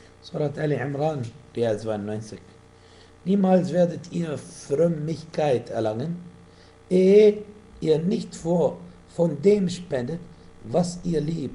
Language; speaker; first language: German; non-native, fluent; Arabic